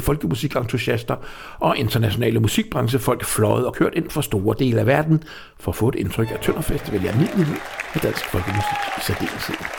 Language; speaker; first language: Danish; native; Danish